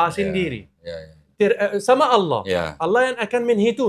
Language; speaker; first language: Indonesian; non-native, learner; Arabic